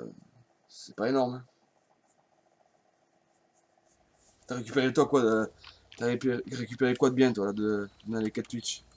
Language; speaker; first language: French; native; French